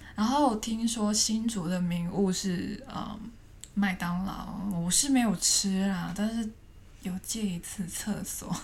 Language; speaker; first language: Chinese; non-native, fluent; Cantonese